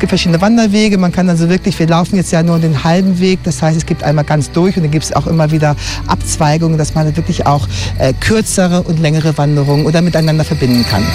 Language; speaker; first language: German; native; German